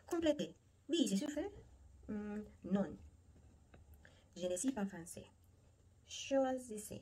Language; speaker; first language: French; non-native, learner; Korean